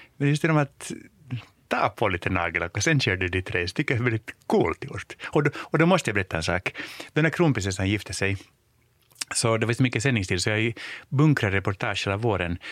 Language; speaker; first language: Swedish; native; Swedish